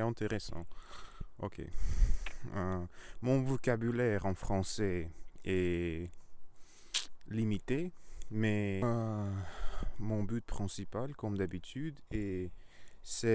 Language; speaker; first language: French; non-native, learner; Russian